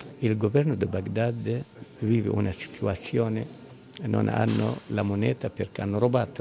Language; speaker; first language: Italian; non-native, learner; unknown